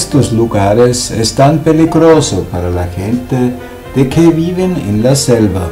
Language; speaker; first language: Spanish; non-native, learner; German